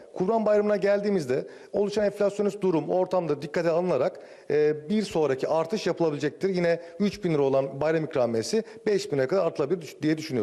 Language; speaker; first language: Turkish; native; Turkish